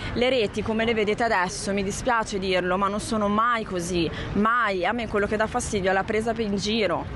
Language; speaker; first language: Italian; native; Italian